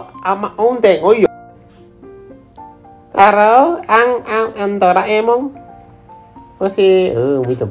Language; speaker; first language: Portuguese; non-native, learner; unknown